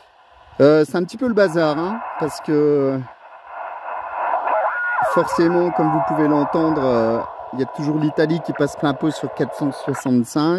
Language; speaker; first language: French; native; French